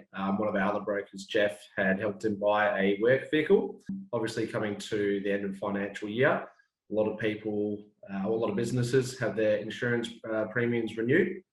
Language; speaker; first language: English; native; English